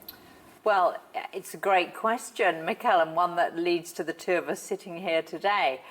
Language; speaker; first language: English; native; English